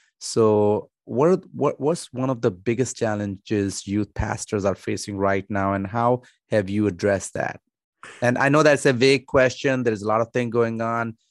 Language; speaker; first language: English; non-native, fluent; Urdu